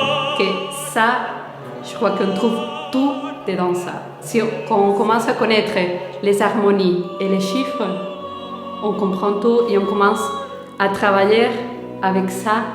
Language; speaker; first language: French; non-native, fluent; Spanish